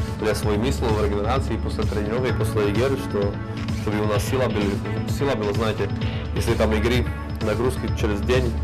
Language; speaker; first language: Russian; non-native, learner; Slovak